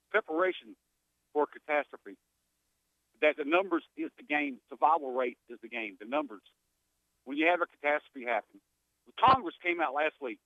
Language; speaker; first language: English; native; English